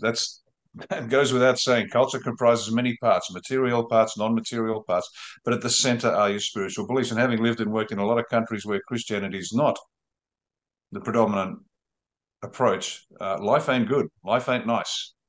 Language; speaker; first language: English; native; English